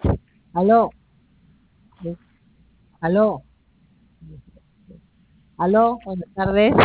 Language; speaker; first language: Spanish; native; Spanish